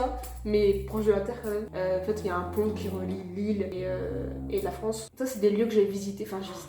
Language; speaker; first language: French; native; French